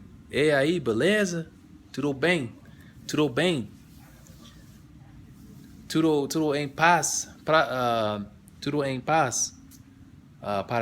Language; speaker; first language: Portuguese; non-native, learner; English